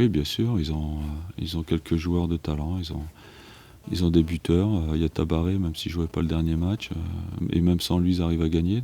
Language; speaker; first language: French; native; French